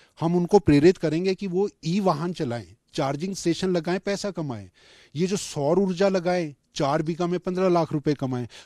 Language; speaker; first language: Hindi; native; Hindi